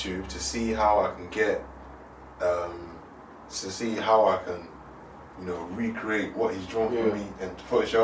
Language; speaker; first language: English; native; English